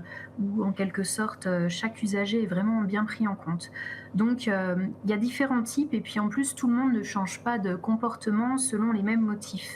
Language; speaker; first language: French; native; French